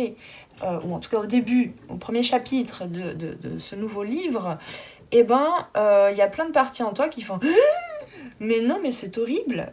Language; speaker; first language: French; native; French